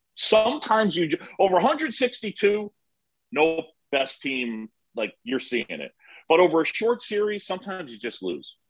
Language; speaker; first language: English; native; English